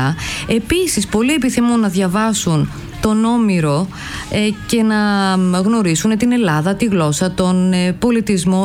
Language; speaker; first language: Greek; native; Greek